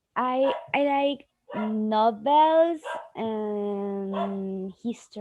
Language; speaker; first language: English; non-native, learner; Spanish